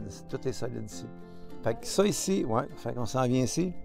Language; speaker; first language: French; native; French